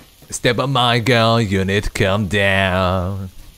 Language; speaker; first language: English; non-native, learner; Korean